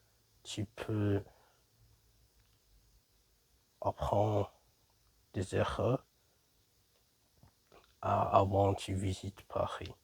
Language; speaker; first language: French; non-native, learner; English